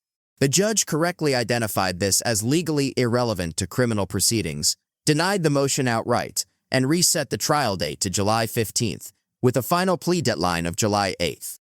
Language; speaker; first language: English; native; English